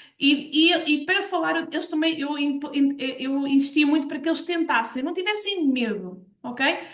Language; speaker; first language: Portuguese; native; Portuguese